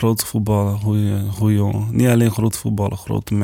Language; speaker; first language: Dutch; non-native, learner; Portuguese